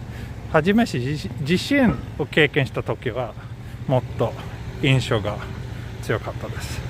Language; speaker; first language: Japanese; non-native, fluent; Swedish